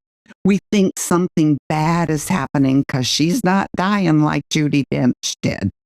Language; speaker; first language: English; native; English